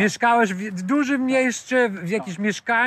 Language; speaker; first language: Polish; non-native, fluent; English